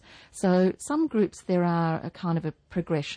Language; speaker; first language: English; native; English